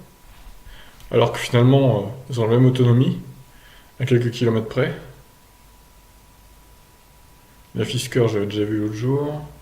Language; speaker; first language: French; native; French